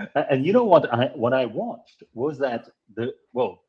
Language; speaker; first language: English; non-native, fluent; Spanish